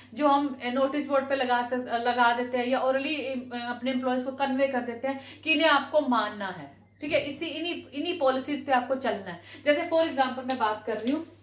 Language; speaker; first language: Hindi; native; Hindi